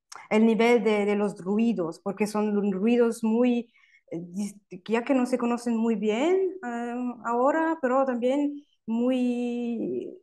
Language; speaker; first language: Spanish; non-native, fluent; German